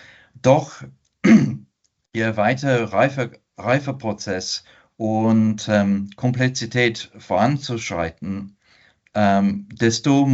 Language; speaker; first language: German; non-native, fluent; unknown